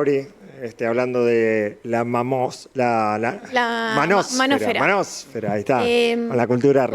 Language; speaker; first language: Spanish; native; Spanish